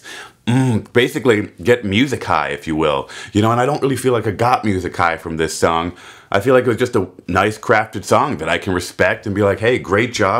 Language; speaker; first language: English; native; English